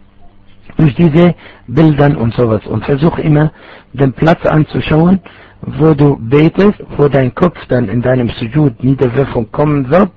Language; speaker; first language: German; non-native, fluent; Arabic